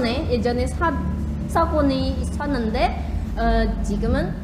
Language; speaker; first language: Korean; non-native, learner; Indonesian